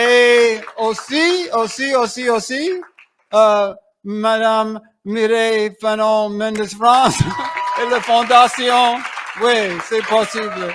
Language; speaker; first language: French; non-native, learner; English